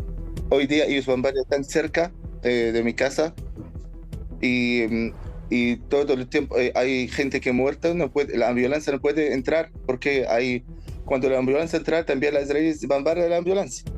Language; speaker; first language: Spanish; non-native, learner; Arabic